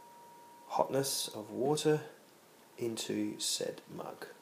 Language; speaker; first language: English; native; English